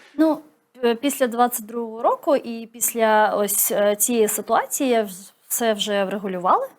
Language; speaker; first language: Ukrainian; non-native, local second language; Crimean Tatar